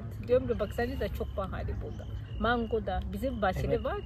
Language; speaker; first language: Turkish; non-native, fluent; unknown